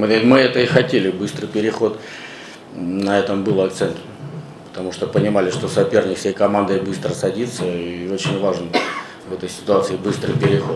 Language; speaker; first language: Russian; native; Russian